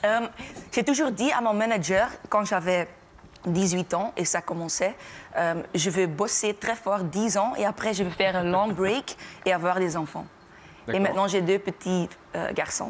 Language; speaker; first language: French; non-native, local second language; Dutch